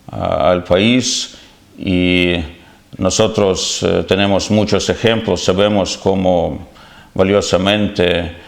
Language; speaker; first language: Spanish; non-native, fluent; Ukrainian